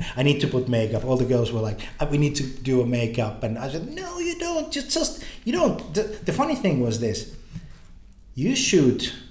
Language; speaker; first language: English; native; English